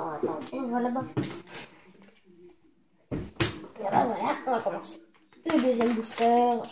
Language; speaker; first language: French; native; French